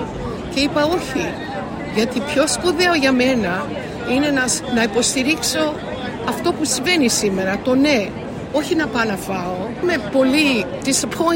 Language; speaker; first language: Greek; early bilingual, heritage; Greek